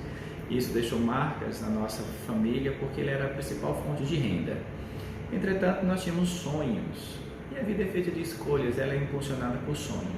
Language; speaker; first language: Portuguese; native; Portuguese